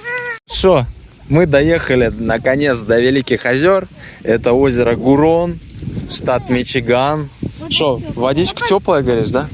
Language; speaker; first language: Russian; native; Russian